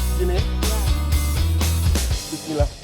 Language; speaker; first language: Indonesian; native; Indonesian